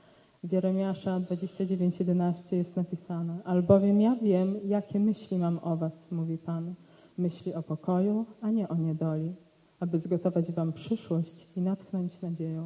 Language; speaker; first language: Polish; native; Polish